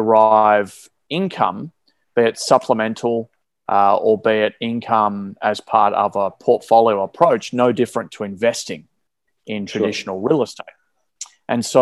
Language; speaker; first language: English; native; English